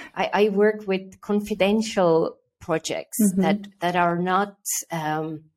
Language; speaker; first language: English; early bilingual, other home language; Estonian